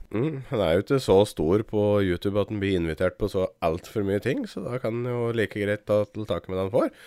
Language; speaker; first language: Norwegian; native; Norwegian